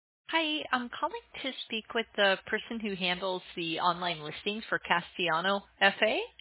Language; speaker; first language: English; native; English